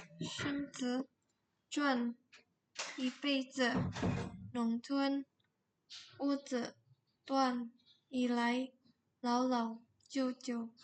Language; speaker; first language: Chinese; non-native, learner; Indonesian